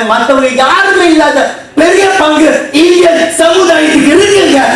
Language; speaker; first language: Tamil; native; Tamil